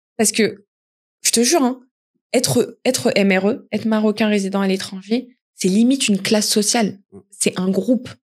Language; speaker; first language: French; early bilingual, other home language; Arabic